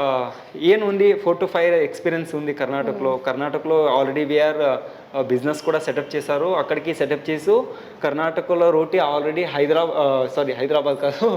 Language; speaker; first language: Telugu; non-native, local second language; Hindi